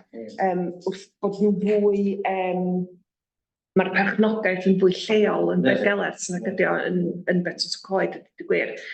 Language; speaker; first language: Welsh; native; Welsh